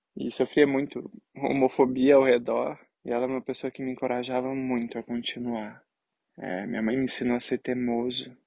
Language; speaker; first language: Portuguese; native; Portuguese